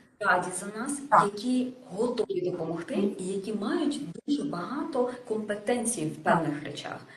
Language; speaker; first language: Ukrainian; native; Ukrainian